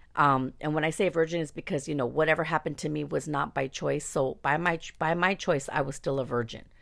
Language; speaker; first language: English; early bilingual, other home language; Spanish